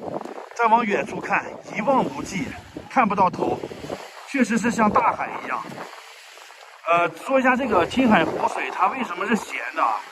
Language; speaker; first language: Chinese; native; Chinese